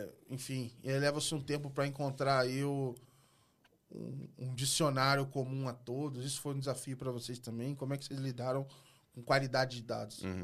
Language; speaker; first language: Portuguese; native; Portuguese